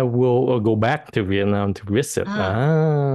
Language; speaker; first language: English; non-native, fluent; Vietnamese